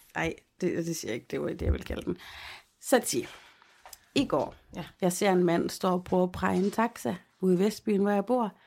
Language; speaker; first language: Danish; native; Danish